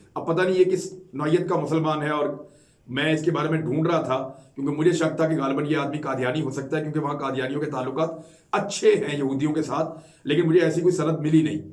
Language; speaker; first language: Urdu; native; Urdu